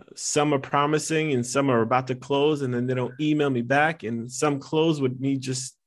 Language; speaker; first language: English; early bilingual, other home language; Italian